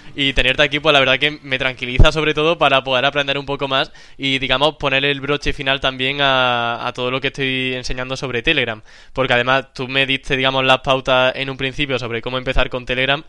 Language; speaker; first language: Spanish; native; Spanish